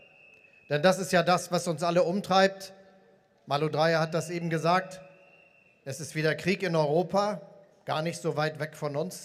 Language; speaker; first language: German; native; German